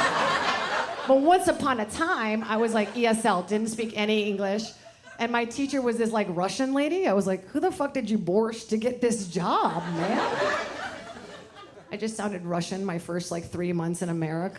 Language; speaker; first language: English; early bilingual, other home language; Portuguese